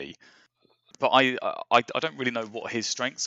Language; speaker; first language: English; native; English